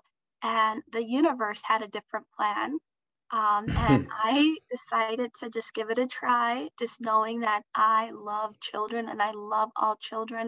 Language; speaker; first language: English; early bilingual, other home language; Somali